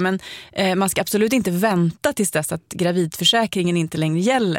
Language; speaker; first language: Swedish; native; Swedish